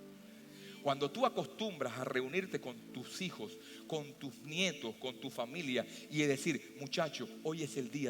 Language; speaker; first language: Spanish; native; Spanish